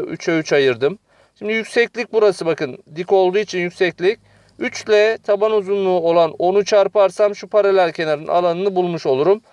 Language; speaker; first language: Turkish; native; Turkish